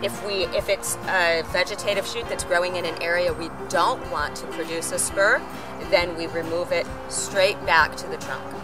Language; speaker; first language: English; native; English